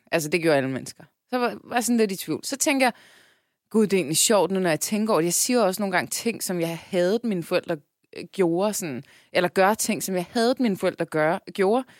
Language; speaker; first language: Danish; early bilingual, other home language; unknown